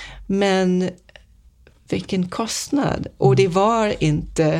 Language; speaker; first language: Swedish; non-native, fluent; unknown